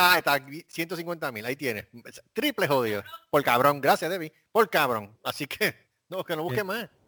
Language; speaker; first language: Spanish; native; Spanish